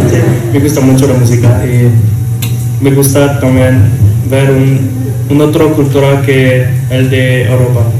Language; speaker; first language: Spanish; non-native, learner; French